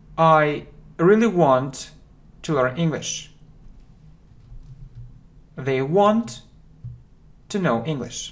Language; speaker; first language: English; non-native, fluent; Russian